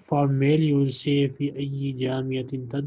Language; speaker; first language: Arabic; non-native, fluent; Urdu